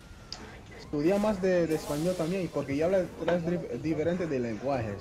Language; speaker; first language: Spanish; early bilingual, heritage; Spanish